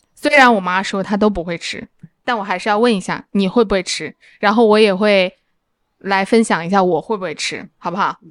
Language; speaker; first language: Chinese; native; Chinese